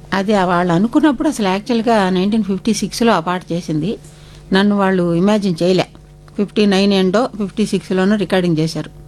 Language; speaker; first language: Telugu; native; Telugu